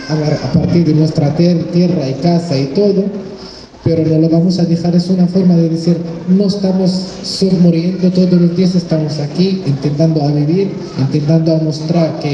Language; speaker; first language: Spanish; non-native, fluent; Arabic